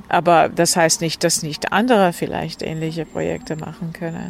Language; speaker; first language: German; non-native, fluent; Hungarian